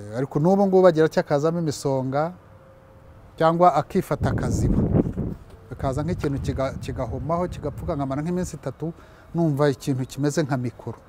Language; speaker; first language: Kinyarwanda; early bilingual, heritage; Kinyarwanda